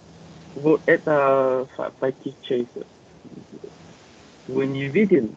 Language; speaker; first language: Russian; non-native, learner; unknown